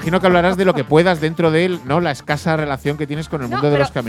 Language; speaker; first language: Spanish; native; Spanish